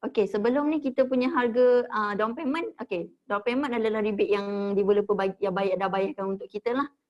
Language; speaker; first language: Malay; native; Malay